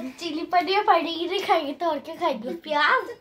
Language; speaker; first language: Hindi; native; Hindi